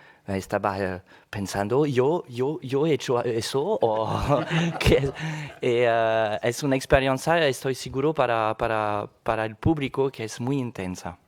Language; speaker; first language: Spanish; non-native, fluent; French